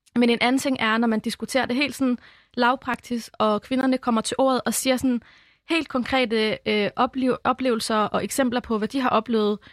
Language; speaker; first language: Danish; early bilingual, other home language; Arabic